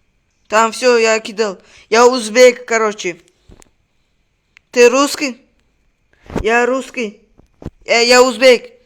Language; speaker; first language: Russian; non-native, local second language; Uzbek